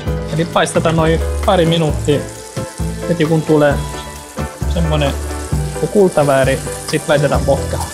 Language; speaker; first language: Finnish; non-native, fluent; Italian